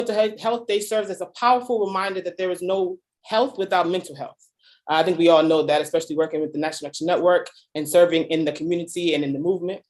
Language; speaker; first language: English; native; English